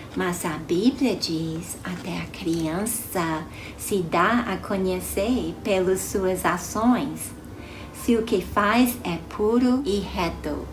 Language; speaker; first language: Portuguese; non-native, fluent; English